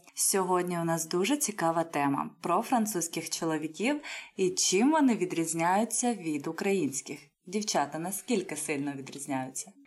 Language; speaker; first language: Ukrainian; native; Ukrainian